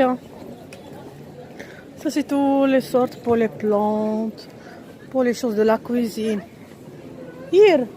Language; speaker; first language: French; non-native, local second language; Arabic